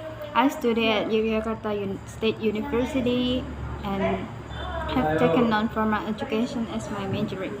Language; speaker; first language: English; non-native, fluent; Indonesian